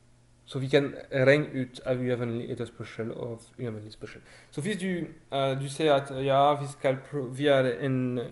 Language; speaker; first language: Norwegian; non-native, learner; French